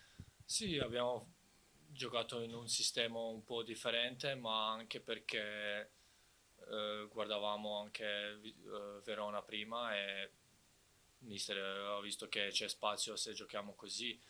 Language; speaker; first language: Italian; non-native, fluent; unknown